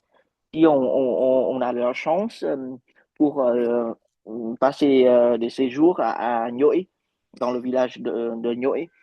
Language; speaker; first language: French; non-native, fluent; Vietnamese